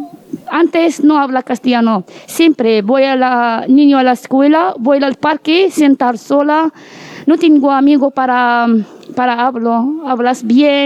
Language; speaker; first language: Spanish; non-native, learner; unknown